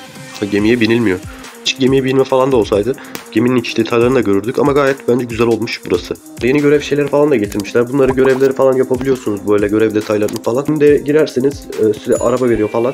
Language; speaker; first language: Turkish; native; Turkish